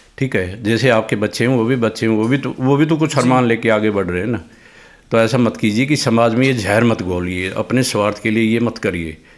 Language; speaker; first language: Hindi; native; Hindi